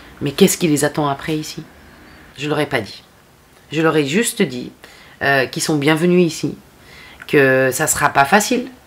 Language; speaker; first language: French; non-native, fluent; Persian